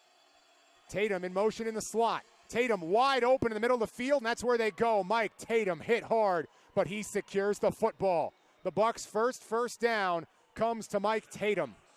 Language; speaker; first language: English; native; English